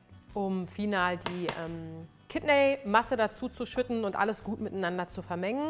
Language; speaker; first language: German; native; German